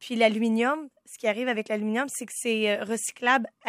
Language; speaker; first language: French; native; French